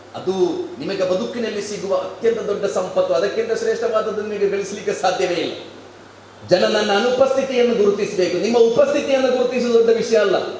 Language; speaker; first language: Kannada; non-native, local second language; Malayalam